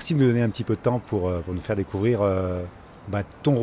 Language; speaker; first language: French; native; French